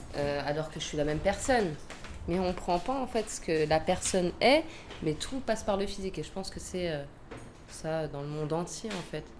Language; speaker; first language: French; native; French